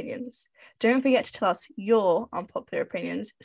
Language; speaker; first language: English; native; English